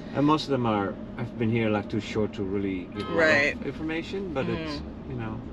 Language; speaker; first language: English; non-native, fluent; Dutch